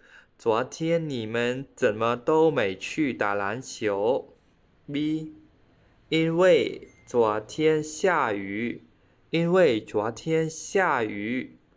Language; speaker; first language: Chinese; non-native, fluent; Khmer